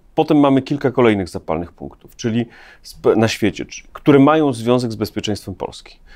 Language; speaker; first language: Polish; native; Polish